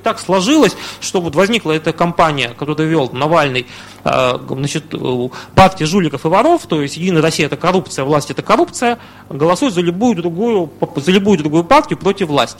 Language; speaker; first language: Russian; native; Russian